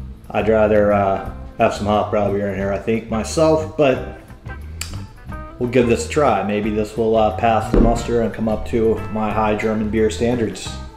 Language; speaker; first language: English; native; English